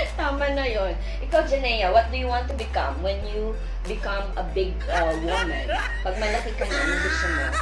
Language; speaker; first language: Filipino; non-native, local second language; Iloko